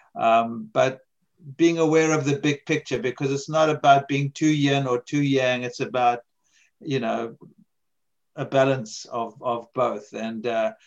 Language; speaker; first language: English; native; English